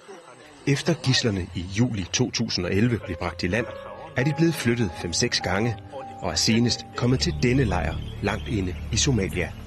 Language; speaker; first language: Danish; native; Danish